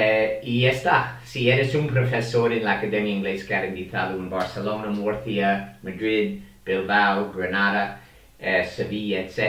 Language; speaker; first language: Spanish; non-native, fluent; English